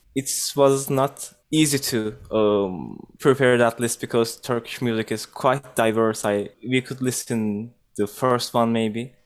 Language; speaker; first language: English; non-native, fluent; Turkish